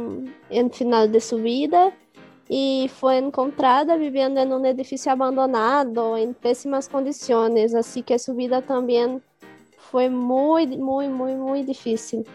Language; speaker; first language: Spanish; non-native, learner; Portuguese